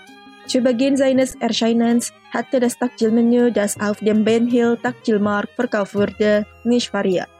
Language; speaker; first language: German; non-native, fluent; Indonesian